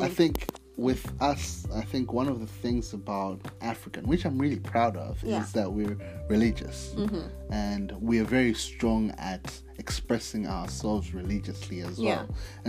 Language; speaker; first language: English; non-native, local second language; Nyanja